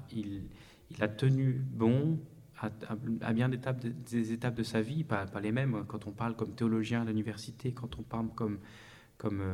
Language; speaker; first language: French; native; French